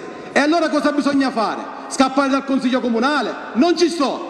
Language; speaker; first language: Italian; native; Italian